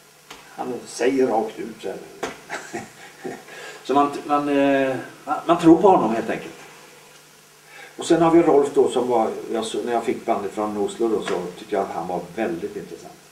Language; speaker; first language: Swedish; native; Swedish